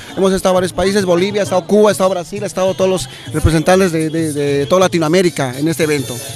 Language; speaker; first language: Spanish; native; Spanish